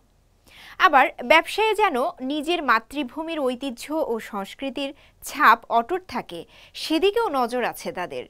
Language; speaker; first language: Bangla; native; Bangla